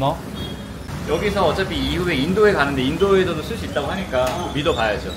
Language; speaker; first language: Korean; native; Korean